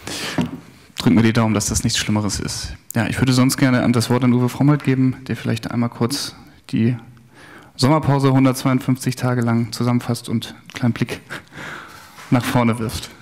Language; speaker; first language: German; native; German